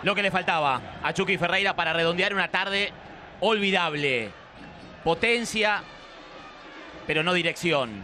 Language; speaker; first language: Spanish; native; Spanish